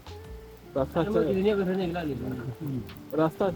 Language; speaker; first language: Hindi; non-native, local second language; Malayalam